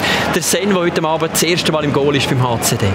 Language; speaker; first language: German; native; German